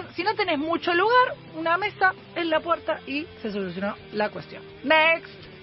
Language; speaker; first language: Spanish; native; Spanish